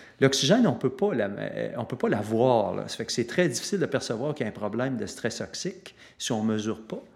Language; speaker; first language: French; native; French